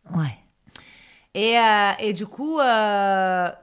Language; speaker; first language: French; non-native, fluent; Portuguese